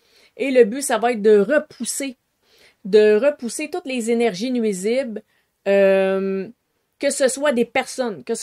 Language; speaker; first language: French; native; French